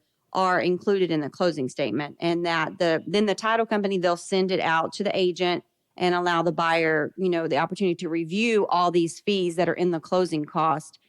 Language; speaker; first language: English; native; English